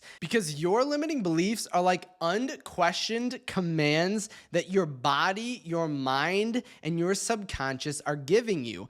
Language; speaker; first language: English; native; English